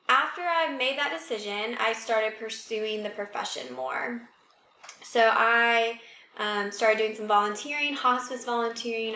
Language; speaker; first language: English; native; English